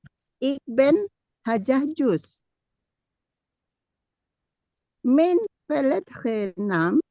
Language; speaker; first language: Dutch; non-native, learner; Indonesian